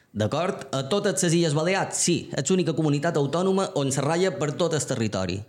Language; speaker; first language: Catalan; native; Catalan